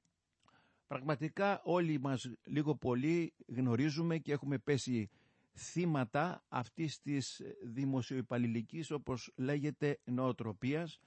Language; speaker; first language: Greek; native; Greek